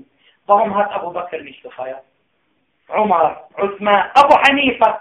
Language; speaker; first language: German; non-native, fluent; Arabic